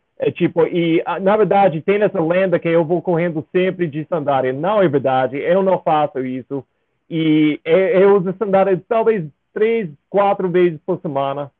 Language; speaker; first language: Portuguese; non-native, fluent; English